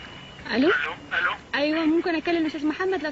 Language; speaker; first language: Arabic; native; Arabic